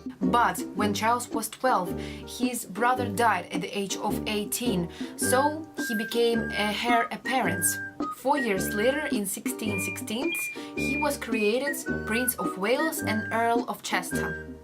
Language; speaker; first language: English; non-native, learner; Russian